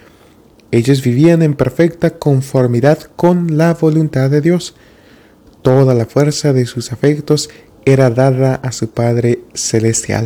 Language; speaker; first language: Spanish; native; Spanish